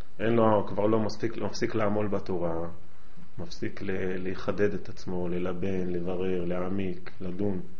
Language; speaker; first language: Hebrew; native; Hebrew